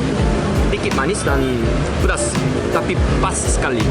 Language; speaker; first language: Indonesian; non-native, learner; Korean